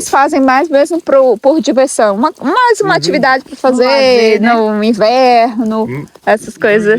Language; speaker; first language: Portuguese; native; Portuguese